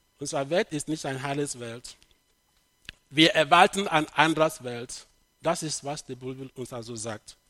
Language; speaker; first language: German; non-native, fluent; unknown